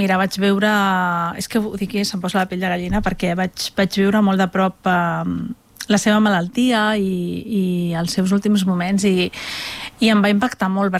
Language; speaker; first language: Catalan; native; Catalan